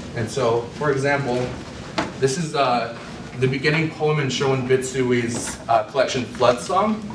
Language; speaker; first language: English; native; English